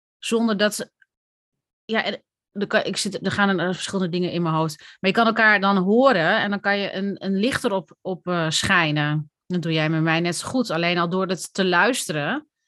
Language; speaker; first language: Dutch; native; Dutch